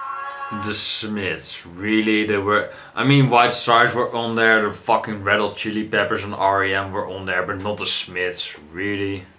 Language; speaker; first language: English; non-native, fluent; Dutch